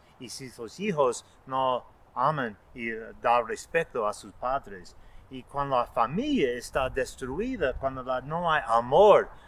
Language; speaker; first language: Spanish; non-native, fluent; English